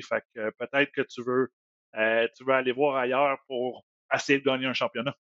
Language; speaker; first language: French; native; French